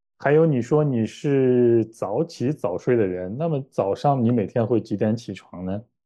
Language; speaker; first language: Chinese; native; Chinese